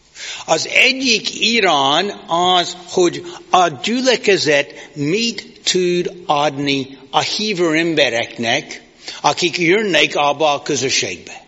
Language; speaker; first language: Hungarian; non-native, fluent; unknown